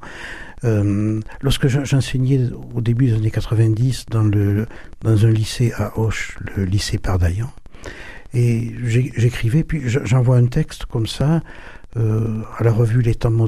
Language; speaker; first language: French; native; French